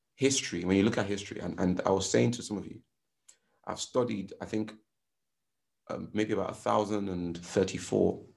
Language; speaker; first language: English; non-native, local second language; Yoruba